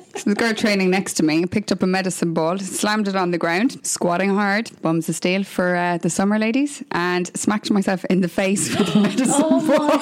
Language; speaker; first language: English; native; English